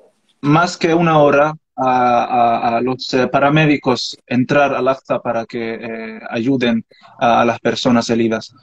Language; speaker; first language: Spanish; non-native, learner; Arabic